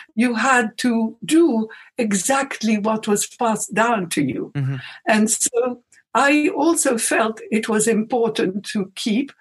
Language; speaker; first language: English; non-native, fluent; Arabic